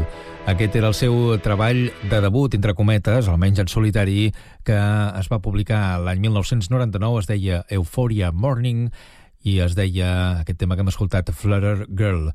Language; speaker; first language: Catalan; native; Catalan